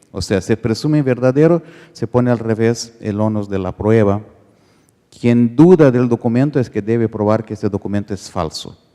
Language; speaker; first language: Spanish; non-native, fluent; Portuguese